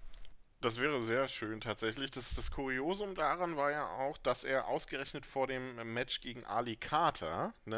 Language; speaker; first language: German; native; German